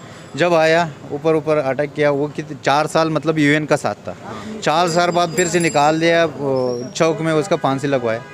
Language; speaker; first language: Hindi; non-native, learner; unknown